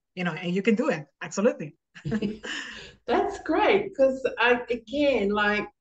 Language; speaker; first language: English; non-native, fluent; Spanish